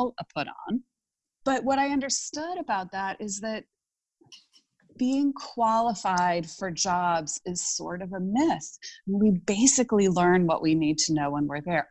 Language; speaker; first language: English; native; English